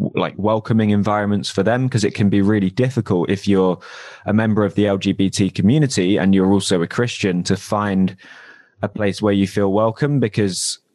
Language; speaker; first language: English; native; English